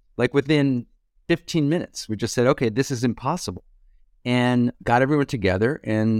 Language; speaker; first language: English; native; English